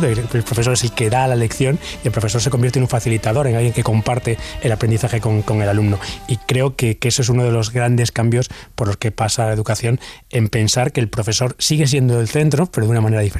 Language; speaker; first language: Spanish; native; Spanish